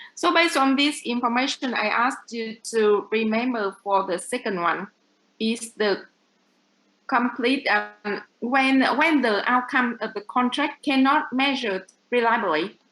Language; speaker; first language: English; non-native, fluent; Vietnamese